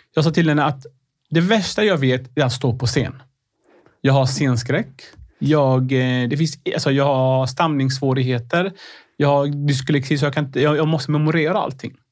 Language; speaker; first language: Swedish; early bilingual, other home language; Arabic